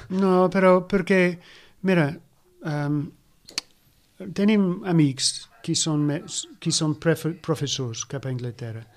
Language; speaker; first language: Catalan; non-native, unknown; English